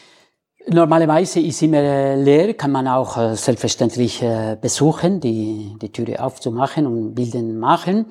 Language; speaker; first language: German; non-native, fluent; Spanish